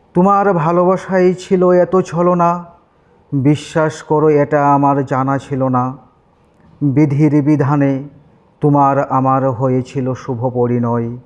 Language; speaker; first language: Bangla; native; Bangla